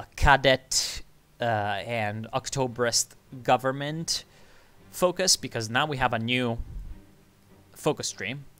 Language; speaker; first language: English; native; English